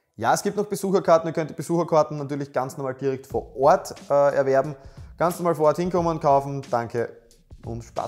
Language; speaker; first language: German; native; German